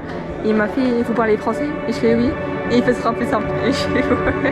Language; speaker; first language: French; native; French